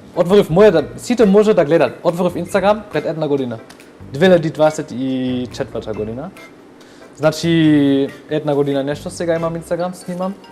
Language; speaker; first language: Macedonian; non-native, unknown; German